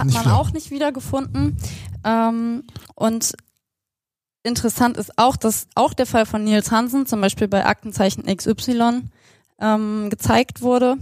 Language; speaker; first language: German; native; German